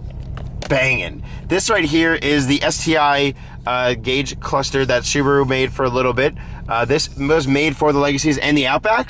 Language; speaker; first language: English; native; English